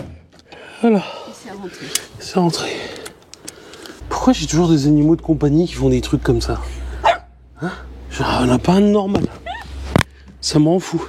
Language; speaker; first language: French; native; French